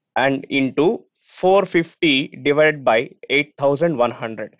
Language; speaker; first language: English; non-native, local second language; Telugu